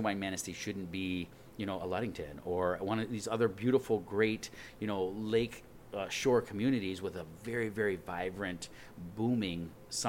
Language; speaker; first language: English; native; English